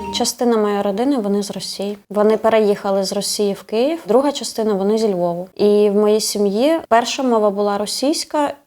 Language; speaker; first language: Ukrainian; non-native, local second language; Russian